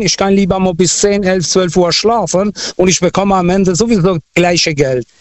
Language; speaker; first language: German; non-native, local second language; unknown